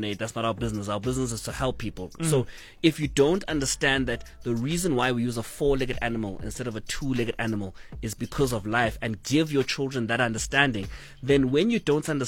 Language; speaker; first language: English; non-native, local second language; Zulu